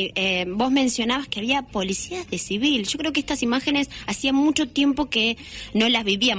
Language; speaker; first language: Spanish; native; Spanish